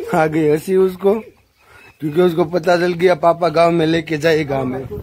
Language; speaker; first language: Hindi; non-native, local second language; Gujarati